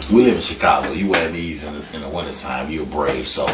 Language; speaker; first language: English; native; English